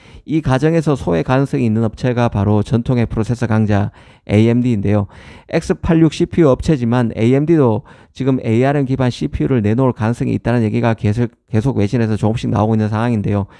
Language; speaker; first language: Korean; native; Korean